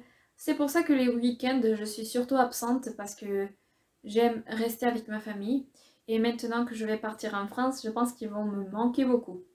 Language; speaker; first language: French; non-native, fluent; Spanish